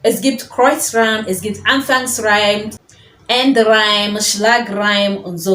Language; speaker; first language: German; non-native, fluent; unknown